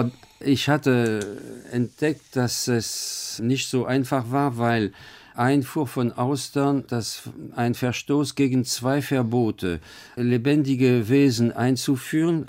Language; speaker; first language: German; non-native, fluent; French